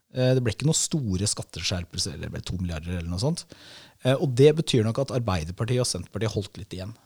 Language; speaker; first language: Norwegian; native; Norwegian